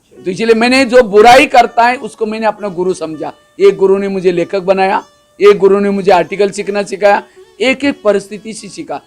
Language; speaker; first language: Hindi; non-native, local second language; Marathi